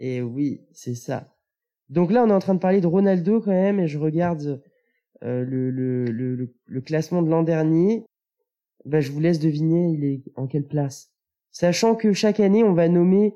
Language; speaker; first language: French; native; French